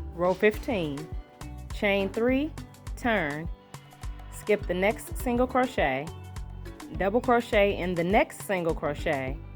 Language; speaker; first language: English; native; English